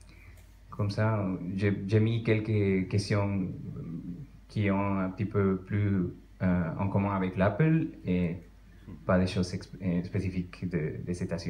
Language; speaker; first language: French; non-native, fluent; Spanish